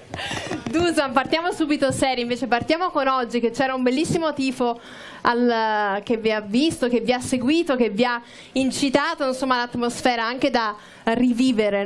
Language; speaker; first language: Italian; native; Italian